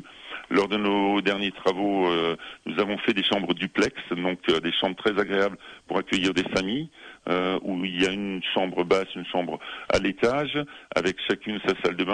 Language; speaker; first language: French; native; French